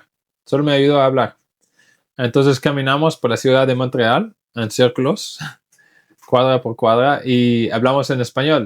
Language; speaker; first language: Spanish; non-native, fluent; English